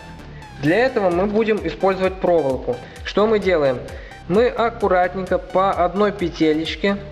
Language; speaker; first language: Russian; native; Russian